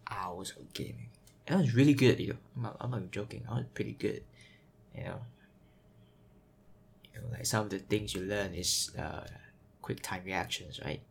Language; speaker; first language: English; native; English